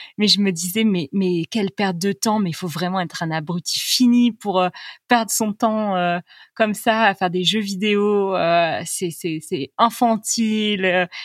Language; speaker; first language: French; native; French